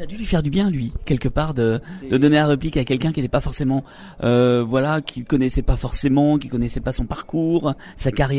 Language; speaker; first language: French; native; French